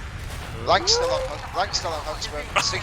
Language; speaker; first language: English; native; English